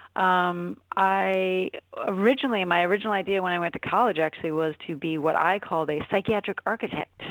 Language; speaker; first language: English; native; English